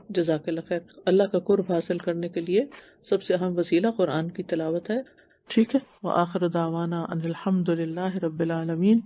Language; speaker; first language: Urdu; native; Urdu